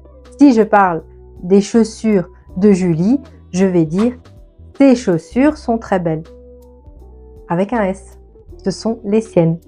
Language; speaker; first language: French; non-native, fluent; Italian